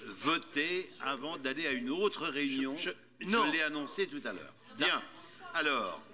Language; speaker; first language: French; native; French